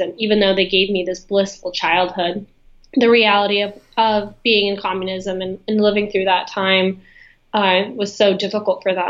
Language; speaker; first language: English; early bilingual, other home language; Russian